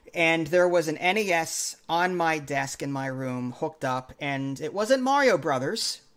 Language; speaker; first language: English; native; English